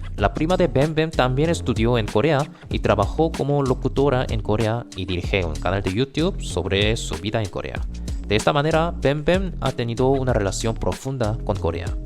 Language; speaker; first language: Spanish; non-native, fluent; Korean